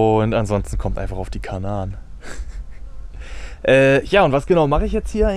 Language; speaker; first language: German; native; German